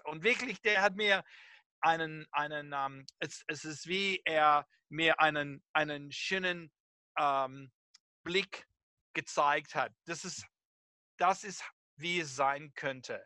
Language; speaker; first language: German; non-native, fluent; English